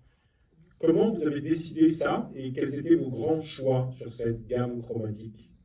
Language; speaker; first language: French; native; French